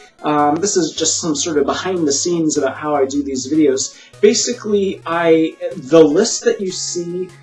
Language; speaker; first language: English; native; English